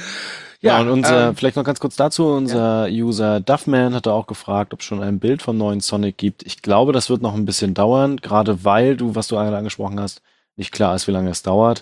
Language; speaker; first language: German; native; German